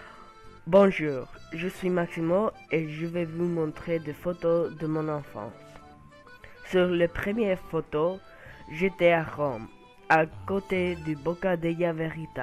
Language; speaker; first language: French; non-native, learner; Spanish